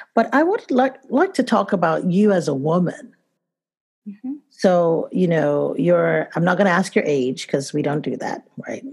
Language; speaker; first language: English; non-native, local second language; Igbo